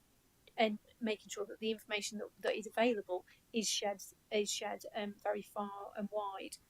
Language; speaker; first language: English; native; English